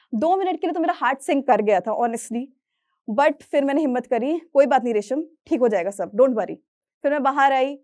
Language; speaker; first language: Hindi; native; Hindi